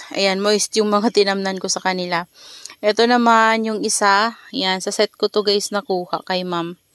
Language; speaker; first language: Filipino; native; Filipino